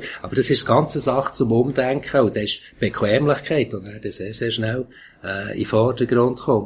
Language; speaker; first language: German; native; German